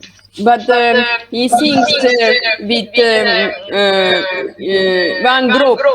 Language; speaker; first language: English; non-native, learner; Hungarian